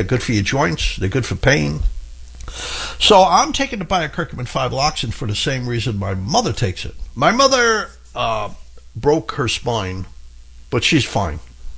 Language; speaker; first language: English; native; English